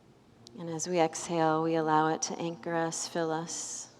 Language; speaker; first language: English; native; English